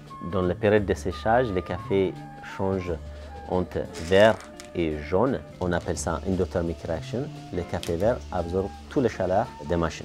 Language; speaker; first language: French; non-native, fluent; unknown